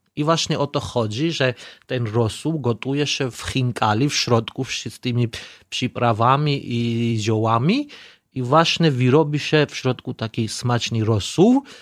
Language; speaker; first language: Polish; non-native, learner; Georgian